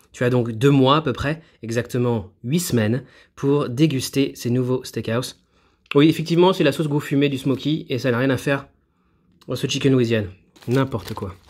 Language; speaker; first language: French; native; French